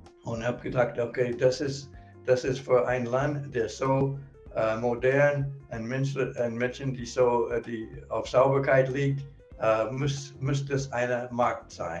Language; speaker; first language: German; non-native, fluent; English